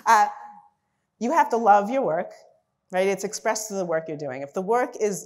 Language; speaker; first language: English; native; English